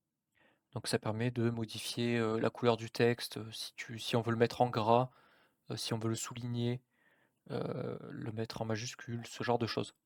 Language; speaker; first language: French; native; French